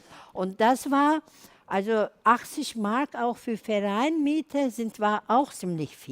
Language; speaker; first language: German; non-native, learner; Turkish